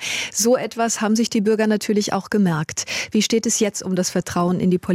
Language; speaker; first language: German; native; German